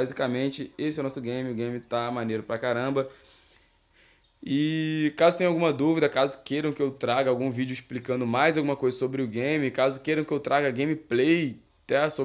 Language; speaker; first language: Portuguese; native; Portuguese